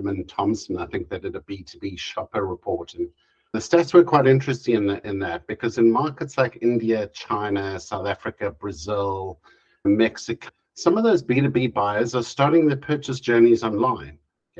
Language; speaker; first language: English; native; English